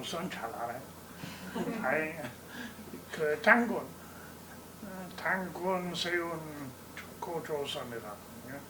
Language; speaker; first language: Korean; non-native, fluent; English